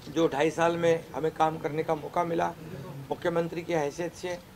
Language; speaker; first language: Hindi; non-native, local second language; Marathi